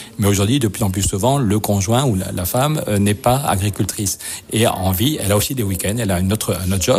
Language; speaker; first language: French; native; French